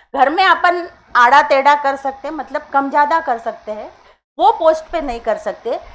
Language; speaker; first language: Hindi; non-native, local second language; Marathi